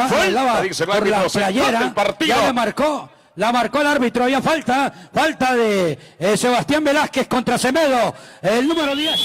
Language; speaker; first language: Spanish; native; Spanish